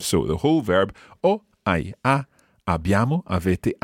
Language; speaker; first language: Italian; non-native, fluent; English